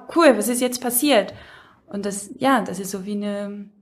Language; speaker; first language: German; non-native, fluent; Portuguese